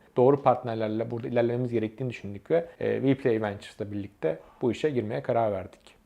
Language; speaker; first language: Turkish; native; Turkish